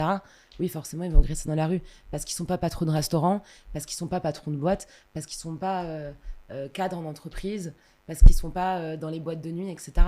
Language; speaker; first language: French; native; French